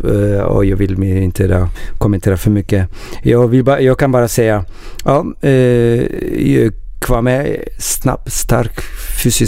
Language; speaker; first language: Swedish; non-native, learner; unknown